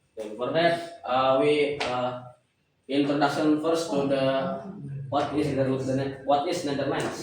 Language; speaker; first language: English; non-native, learner; Indonesian